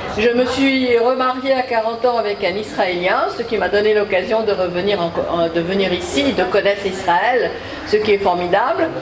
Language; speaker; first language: French; native; French